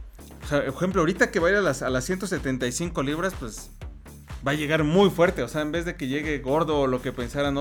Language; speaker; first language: Spanish; native; Spanish